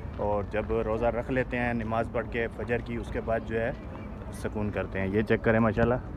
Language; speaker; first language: Urdu; native; Urdu